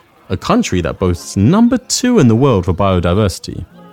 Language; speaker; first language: English; native; English